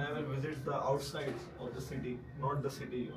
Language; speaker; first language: English; non-native, local second language; Hindi